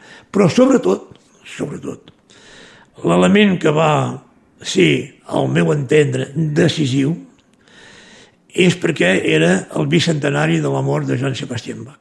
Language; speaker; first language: Catalan; native; Catalan